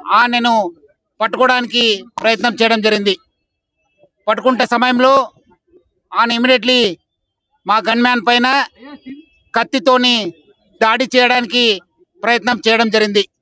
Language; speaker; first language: Telugu; non-native, fluent; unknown